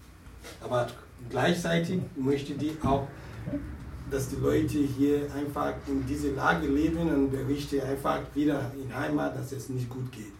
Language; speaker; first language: German; non-native, learner; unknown